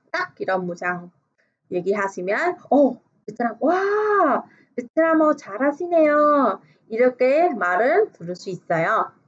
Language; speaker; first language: Korean; non-native, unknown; Vietnamese